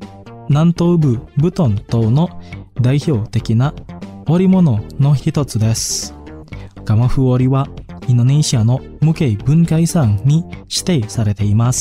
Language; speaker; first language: Japanese; non-native, fluent; Indonesian